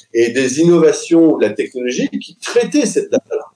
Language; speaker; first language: French; native; French